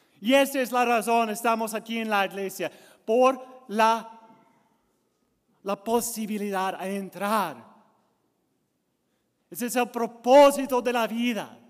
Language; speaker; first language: Spanish; non-native, learner; English